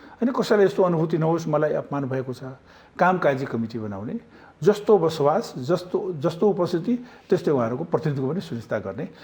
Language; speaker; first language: Nepali; non-native, local second language; Maithili